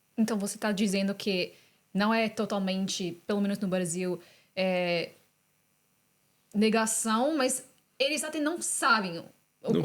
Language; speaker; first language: Portuguese; non-native, fluent; English